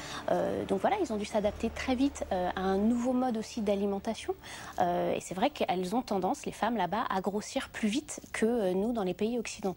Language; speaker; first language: French; native; French